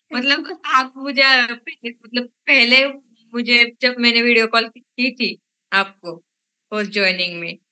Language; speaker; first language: Hindi; non-native, local second language; Marathi